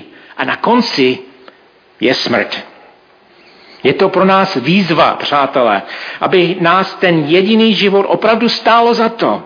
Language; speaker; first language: Czech; non-native, fluent; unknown